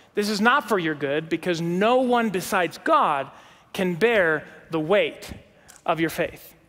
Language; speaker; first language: English; early bilingual, heritage; English